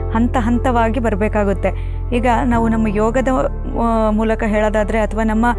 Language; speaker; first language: Kannada; native; Kannada